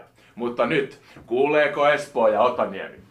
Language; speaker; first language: Finnish; native; Finnish